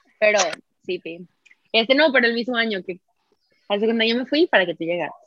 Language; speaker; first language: Spanish; native; Spanish